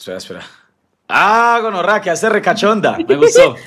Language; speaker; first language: Spanish; native; Spanish